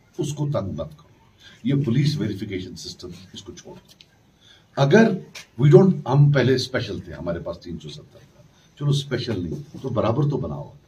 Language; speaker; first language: Urdu; non-native, local second language; Kashmiri